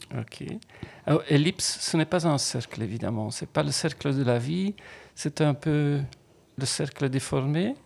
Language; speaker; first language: French; native; French